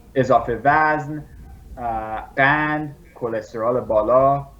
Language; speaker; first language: Persian; early bilingual, other home language; English